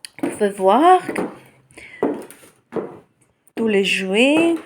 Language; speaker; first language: French; non-native, fluent; Russian